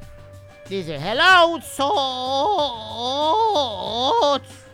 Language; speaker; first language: English; non-native, learner; Spanish